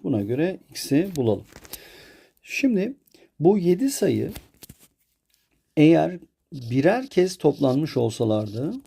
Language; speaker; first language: Turkish; native; Turkish